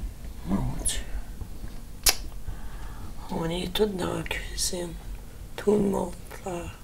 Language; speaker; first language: French; native; French